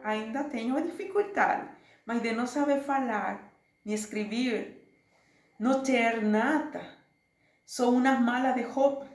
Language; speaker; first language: Portuguese; non-native, learner; Spanish